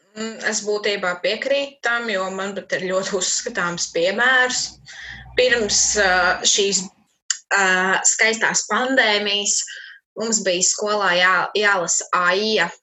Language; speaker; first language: Latvian; native; Latvian